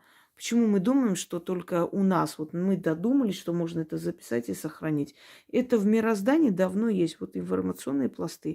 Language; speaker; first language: Russian; native; Russian